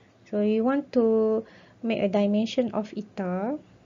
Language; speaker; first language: English; non-native, local second language; Malay